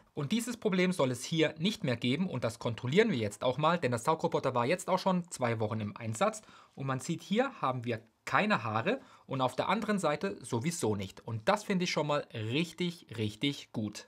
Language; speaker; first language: German; native; German